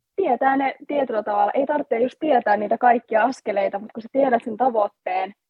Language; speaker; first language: Finnish; native; Finnish